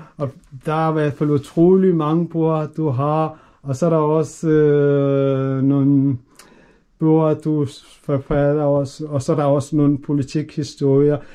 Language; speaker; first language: Danish; non-native, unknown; Urdu